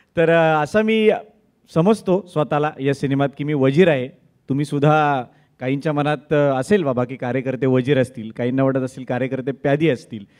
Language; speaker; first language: Marathi; native; Marathi